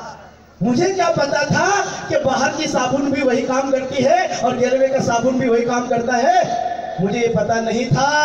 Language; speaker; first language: Hindi; native; Hindi